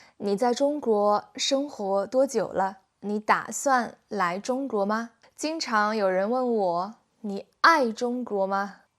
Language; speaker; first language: Chinese; native; Chinese